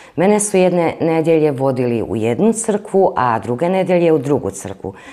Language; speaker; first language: Croatian; non-native, local second language; Hungarian